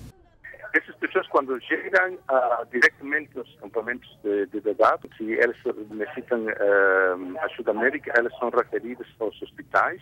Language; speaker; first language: Portuguese; non-native, fluent; Spanish